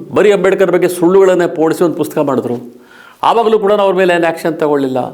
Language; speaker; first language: Kannada; native; Kannada